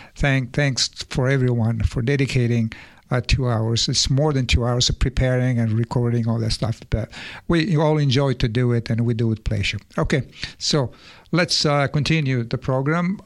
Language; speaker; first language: English; non-native, fluent; Italian